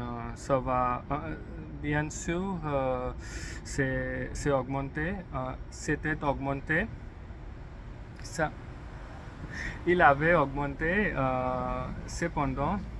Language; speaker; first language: French; non-native, learner; English